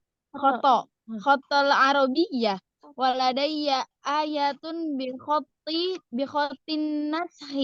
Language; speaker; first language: Arabic; non-native, learner; Indonesian